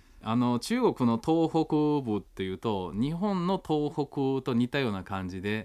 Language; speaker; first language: Japanese; non-native, fluent; Chinese